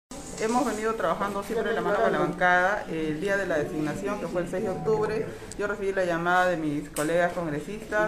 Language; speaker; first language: Spanish; native; Spanish